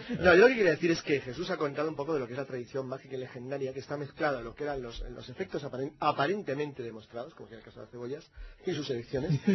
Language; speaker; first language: Spanish; native; Spanish